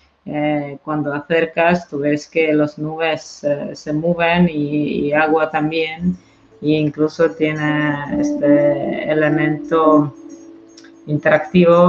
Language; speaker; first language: Spanish; non-native, fluent; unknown